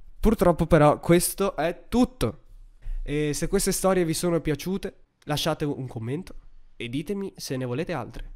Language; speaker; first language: Italian; early bilingual, heritage; Italian